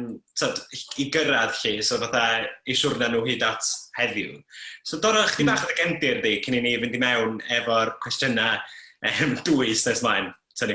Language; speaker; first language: Welsh; native; Welsh